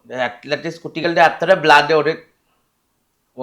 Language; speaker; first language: Malayalam; non-native, fluent; Assamese